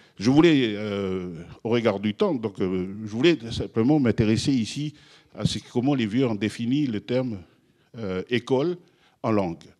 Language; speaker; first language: French; non-native, local second language; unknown